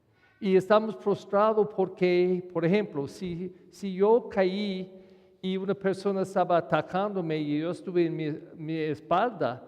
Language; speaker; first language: Spanish; non-native, fluent; English